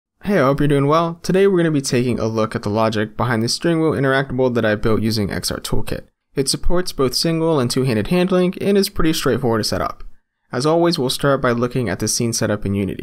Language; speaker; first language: English; native; English